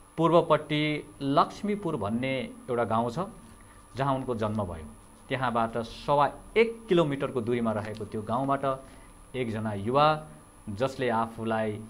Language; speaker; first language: Nepali; native; Nepali